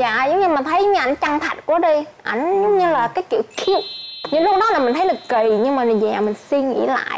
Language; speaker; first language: Vietnamese; native; Vietnamese